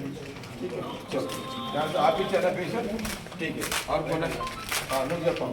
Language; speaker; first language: Hindi; non-native, local second language; Telugu